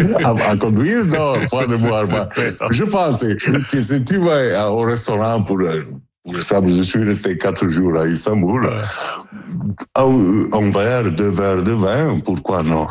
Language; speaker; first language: French; non-native, learner; Italian